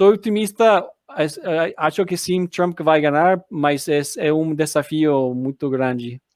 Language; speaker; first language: Portuguese; non-native, learner; English